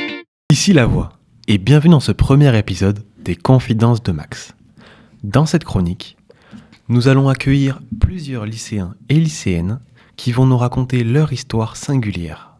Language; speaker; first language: French; native; French